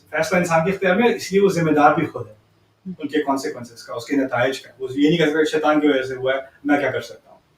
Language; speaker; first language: Urdu; early bilingual, heritage; Urdu